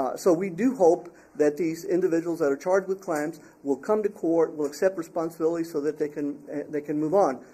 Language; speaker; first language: English; early bilingual, other home language; Spanish